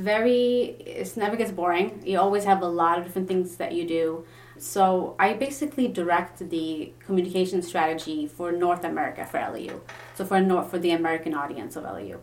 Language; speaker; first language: English; non-native, fluent; Swedish